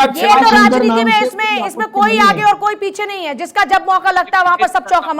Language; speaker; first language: Hindi; native; Hindi